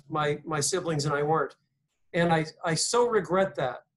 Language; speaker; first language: English; native; English